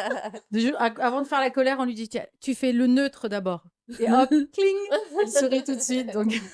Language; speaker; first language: French; native; French